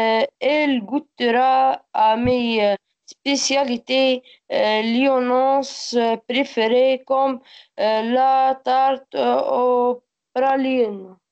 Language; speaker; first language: French; non-native, learner; Arabic